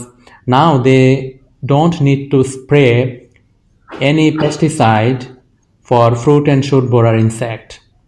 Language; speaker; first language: English; non-native, local second language; Bangla